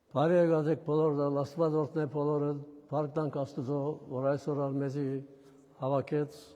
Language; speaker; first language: Armenian; native; Armenian